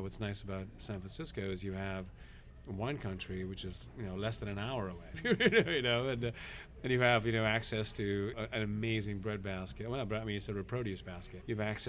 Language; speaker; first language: English; non-native, local second language; Hindi